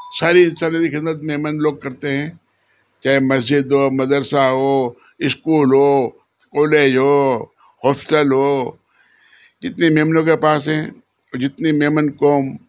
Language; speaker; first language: Urdu; non-native, local second language; Memoni